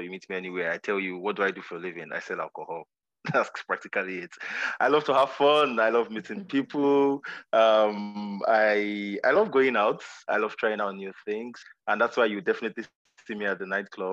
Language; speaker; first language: English; non-native, local second language; Yoruba